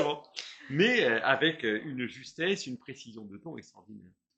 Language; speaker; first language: French; native; French